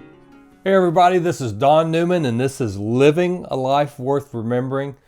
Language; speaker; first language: English; native; English